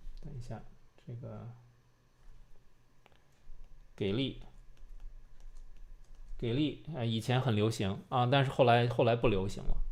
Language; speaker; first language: Chinese; non-native, fluent; English